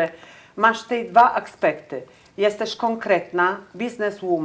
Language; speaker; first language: Polish; non-native, learner; Italian